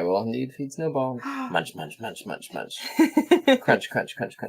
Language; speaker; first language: English; native; English